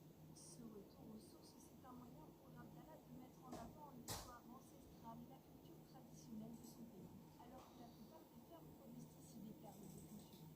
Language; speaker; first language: French; native; French